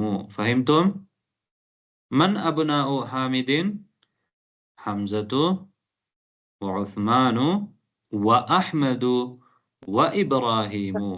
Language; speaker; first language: Arabic; non-native, fluent; Tamil